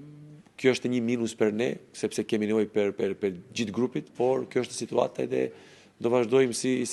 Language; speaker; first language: Albanian; non-native, learner; Serbian